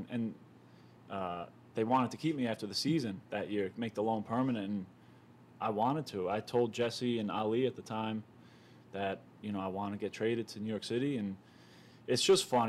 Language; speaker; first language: English; native; English